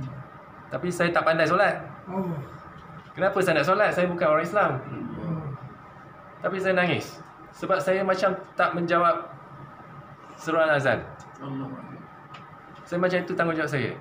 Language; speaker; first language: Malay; non-native, local second language; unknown